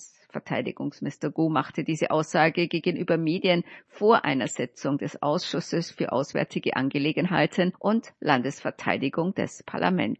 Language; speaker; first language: German; native; German